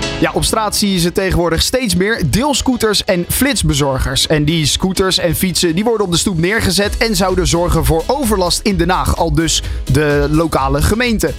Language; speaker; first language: Dutch; native; Dutch